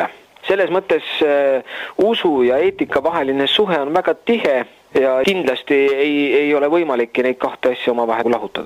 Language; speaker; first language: Estonian; native; Estonian